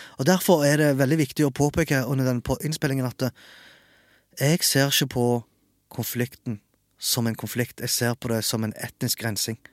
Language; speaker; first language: Norwegian; early bilingual, other home language; Arabic